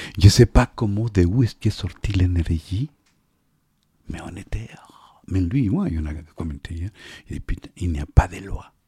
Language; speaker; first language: French; non-native, fluent; Spanish